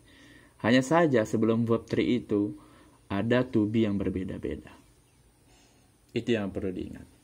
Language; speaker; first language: Indonesian; native; Indonesian